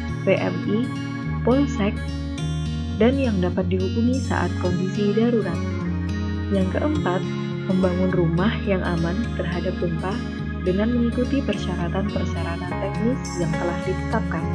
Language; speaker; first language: Indonesian; native; Indonesian